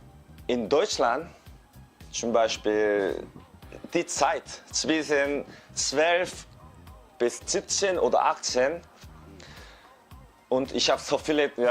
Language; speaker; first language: German; non-native, learner; Korean